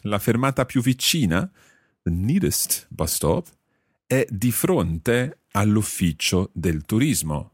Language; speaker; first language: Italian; non-native, fluent; English